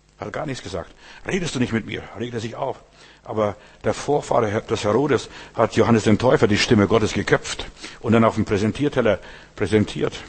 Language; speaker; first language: German; early bilingual, heritage; German